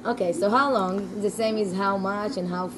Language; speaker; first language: English; non-native, fluent; Hebrew